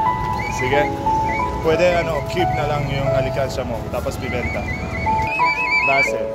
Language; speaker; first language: Filipino; non-native, learner; Arabic